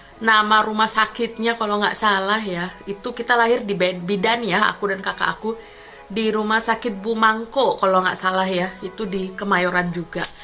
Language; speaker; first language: Indonesian; native; Indonesian